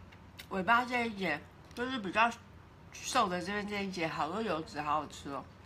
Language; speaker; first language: Chinese; native; Chinese